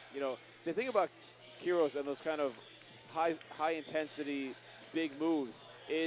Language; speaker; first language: English; native; English